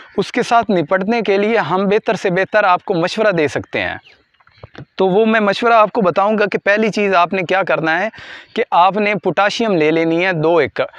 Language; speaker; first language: Urdu; non-native, local second language; Punjabi